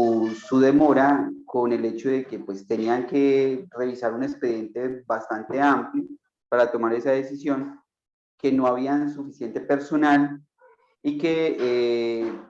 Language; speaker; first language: Spanish; native; Spanish